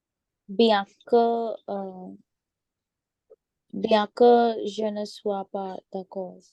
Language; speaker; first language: French; non-native, learner; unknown